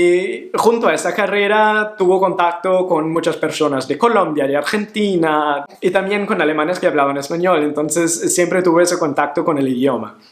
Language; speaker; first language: Spanish; non-native, fluent; Portuguese